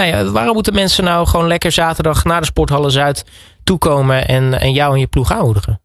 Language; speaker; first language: Dutch; native; Dutch